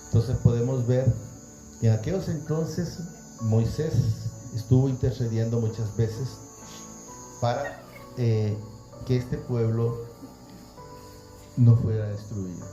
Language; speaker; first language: Spanish; native; Spanish